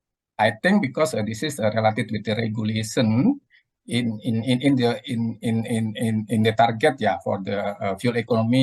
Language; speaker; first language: English; non-native, learner; Indonesian